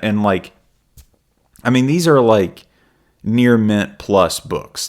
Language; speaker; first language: English; native; English